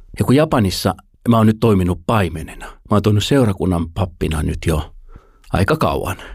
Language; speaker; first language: Finnish; native; Finnish